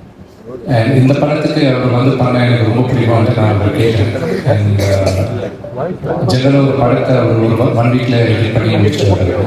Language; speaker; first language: Tamil; non-native, local second language; Telugu